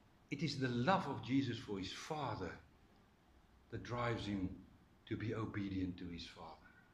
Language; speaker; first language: English; non-native, local second language; Afrikaans